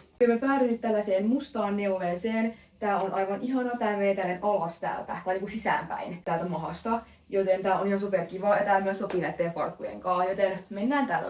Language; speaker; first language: Finnish; native; Finnish